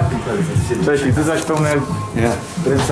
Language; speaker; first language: Polish; native; Polish